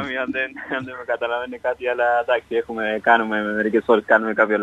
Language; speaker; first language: Greek; non-native, fluent; Spanish